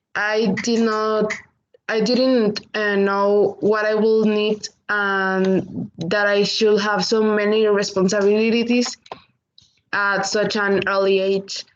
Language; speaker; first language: English; non-native, learner; Spanish